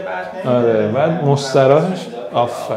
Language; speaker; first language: Persian; native; Persian